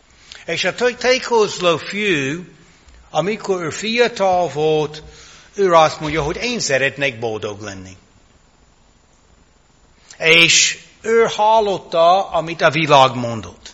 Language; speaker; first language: Hungarian; non-native, fluent; English